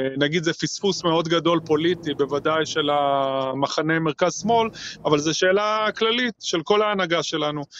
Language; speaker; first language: Hebrew; native; Hebrew